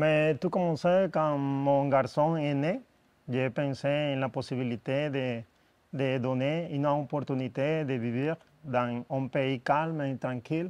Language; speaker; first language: French; non-native, learner; Spanish